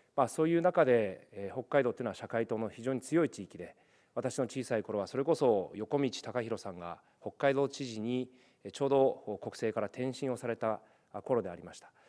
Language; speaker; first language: Japanese; native; Japanese